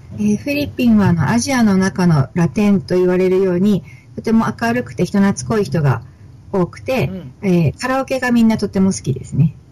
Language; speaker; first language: Japanese; native; Japanese